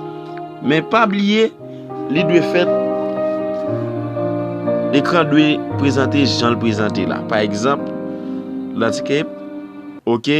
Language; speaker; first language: French; non-native, learner; Haitian Creole